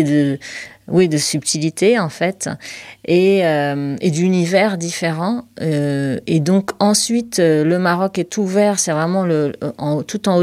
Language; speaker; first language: French; non-native, local second language; Arabic